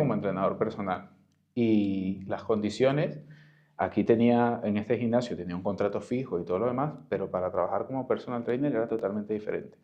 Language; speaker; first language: Spanish; native; Spanish